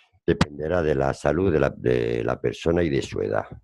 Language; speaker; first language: Spanish; native; Spanish